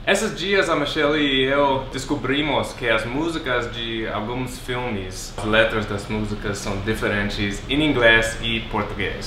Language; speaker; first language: Portuguese; non-native, fluent; English